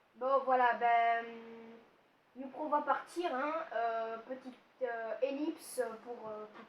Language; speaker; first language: French; native; French